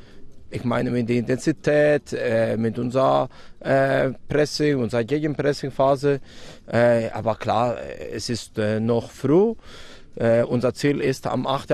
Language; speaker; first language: German; non-native, fluent; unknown